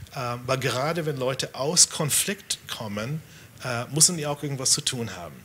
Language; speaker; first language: German; non-native, fluent; English